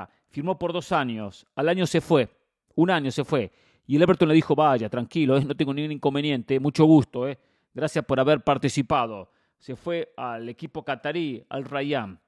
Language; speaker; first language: Spanish; native; Spanish